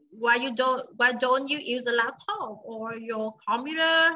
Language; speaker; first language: English; non-native, fluent; Vietnamese